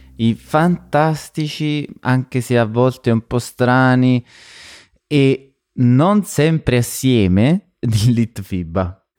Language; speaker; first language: Italian; native; Italian